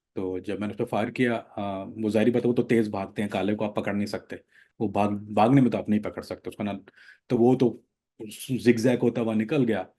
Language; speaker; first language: Urdu; native; Urdu